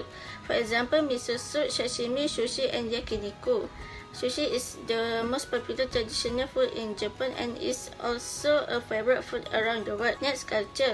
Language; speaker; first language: English; non-native, learner; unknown